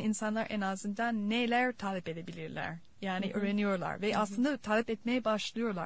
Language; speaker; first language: Turkish; non-native, fluent; English